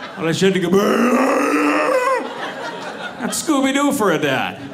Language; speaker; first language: English; native; English